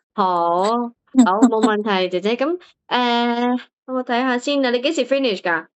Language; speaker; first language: Cantonese; native; Cantonese